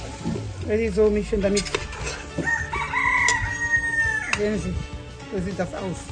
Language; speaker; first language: German; non-native, fluent; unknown